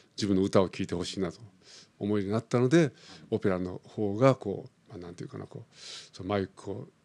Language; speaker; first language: Japanese; native; Japanese